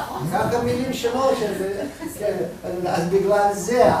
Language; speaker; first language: Hebrew; non-native, fluent; Russian